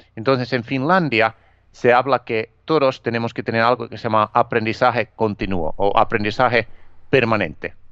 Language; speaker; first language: Spanish; non-native, fluent; Finnish